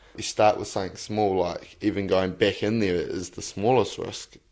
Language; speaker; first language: English; native; English